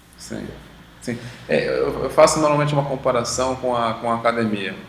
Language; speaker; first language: Portuguese; native; Portuguese